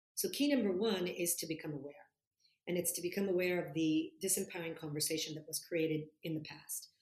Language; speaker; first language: English; non-native, fluent; Italian